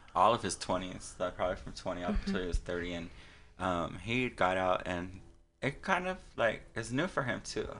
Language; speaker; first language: English; early bilingual, other home language; Spanish